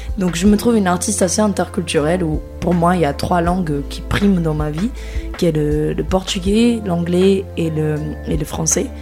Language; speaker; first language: French; non-native, fluent; Portuguese